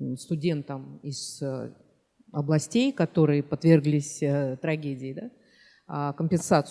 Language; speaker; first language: Russian; native; Russian